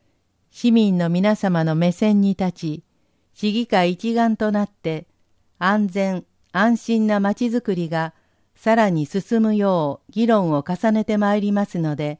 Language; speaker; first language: Japanese; native; Japanese